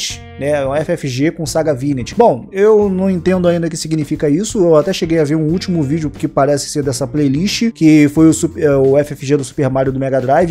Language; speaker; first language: Portuguese; native; Portuguese